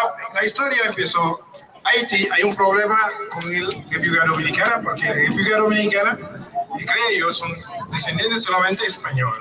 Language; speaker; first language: Spanish; non-native, fluent; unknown